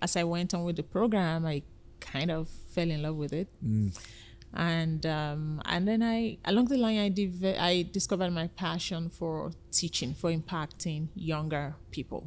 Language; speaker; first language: English; non-native, local second language; Yoruba